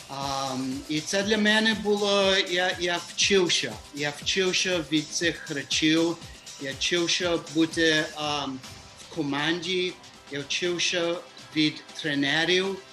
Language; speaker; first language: Ukrainian; early bilingual, heritage; Ukrainian